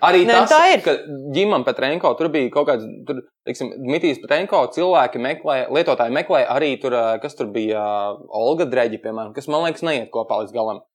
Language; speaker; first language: Latvian; native; Latvian